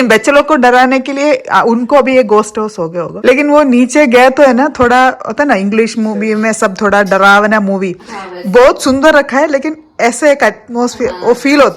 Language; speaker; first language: Hindi; non-native, local second language; Malayalam